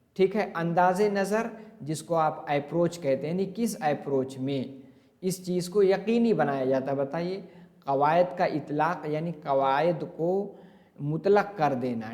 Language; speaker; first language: Urdu; native; Urdu